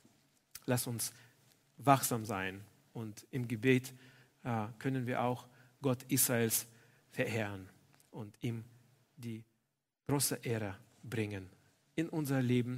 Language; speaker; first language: German; non-native, fluent; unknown